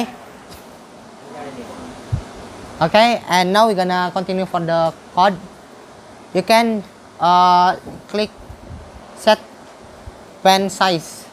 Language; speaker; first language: English; non-native, learner; Indonesian